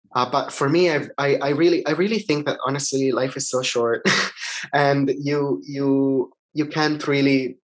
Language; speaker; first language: English; non-native, fluent; Italian